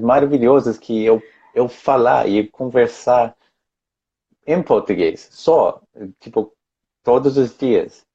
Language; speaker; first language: Portuguese; non-native, fluent; English